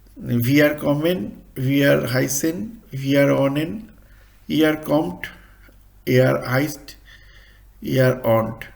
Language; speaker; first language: German; non-native, fluent; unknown